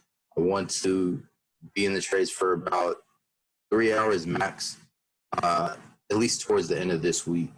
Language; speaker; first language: English; native; English